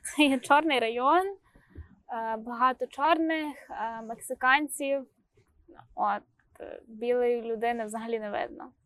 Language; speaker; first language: Ukrainian; native; Ukrainian